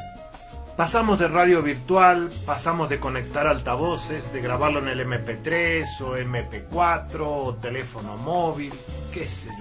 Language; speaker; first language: Spanish; native; Spanish